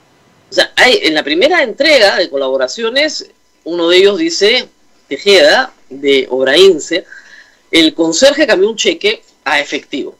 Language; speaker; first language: Spanish; native; Spanish